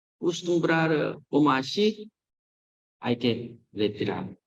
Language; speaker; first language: Spanish; non-native, learner; Korean